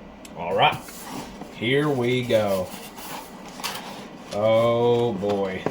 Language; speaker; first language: English; native; English